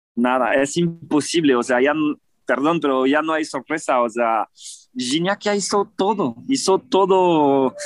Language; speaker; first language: Spanish; non-native, fluent; French